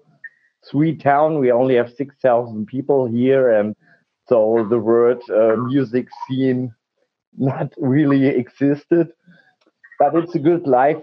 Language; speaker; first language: English; non-native, learner; German